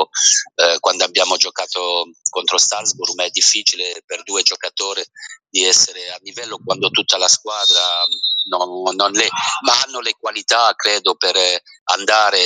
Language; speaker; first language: Italian; early bilingual, heritage; French